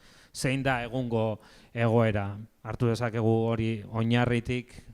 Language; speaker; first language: Basque; native; Basque